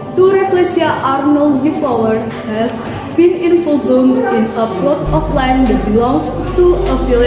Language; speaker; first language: English; non-native, learner; Indonesian